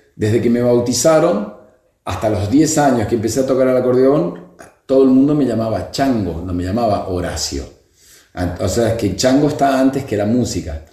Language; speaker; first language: Spanish; native; Spanish